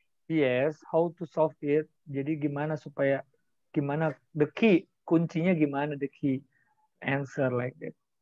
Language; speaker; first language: English; non-native, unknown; Indonesian